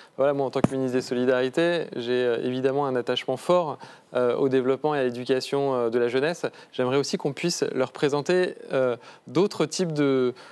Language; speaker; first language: French; native; French